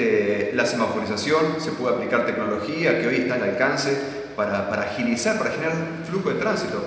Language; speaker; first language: Spanish; native; Spanish